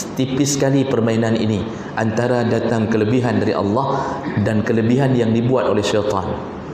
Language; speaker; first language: Malay; non-native, local second language; Achinese